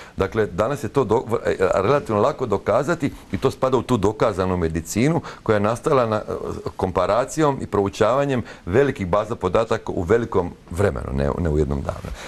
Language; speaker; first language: Croatian; native; Croatian